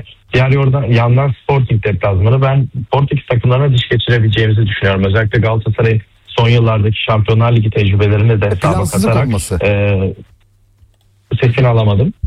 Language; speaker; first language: Turkish; native; Turkish